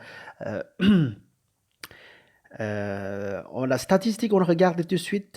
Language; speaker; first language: French; non-native, learner; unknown